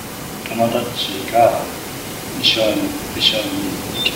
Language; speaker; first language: Japanese; non-native, learner; English